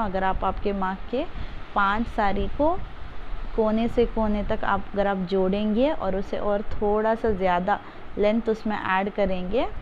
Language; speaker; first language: Hindi; non-native, local second language; Kannada